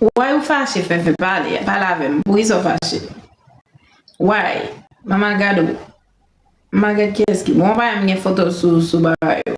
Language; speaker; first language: French; non-native, learner; Haitian Creole